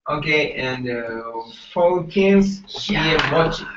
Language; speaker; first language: English; non-native, learner; Japanese